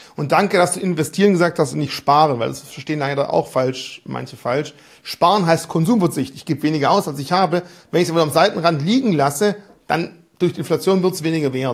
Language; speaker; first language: German; native; German